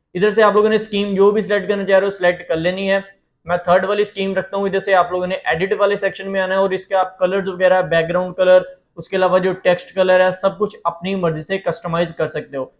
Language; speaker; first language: Urdu; native; Urdu